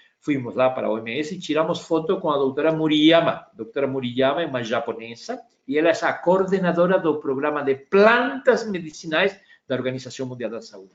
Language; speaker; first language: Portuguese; non-native, fluent; Spanish